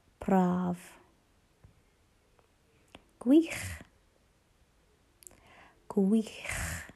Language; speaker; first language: Welsh; non-native, learner; English